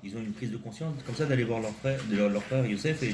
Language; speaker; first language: French; native; French